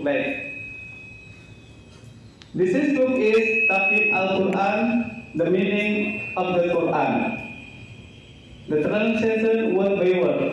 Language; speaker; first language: English; non-native, learner; Indonesian